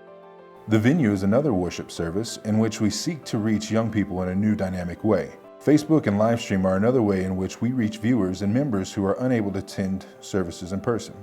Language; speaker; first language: English; native; English